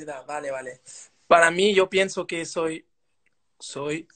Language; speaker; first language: Spanish; non-native, learner; French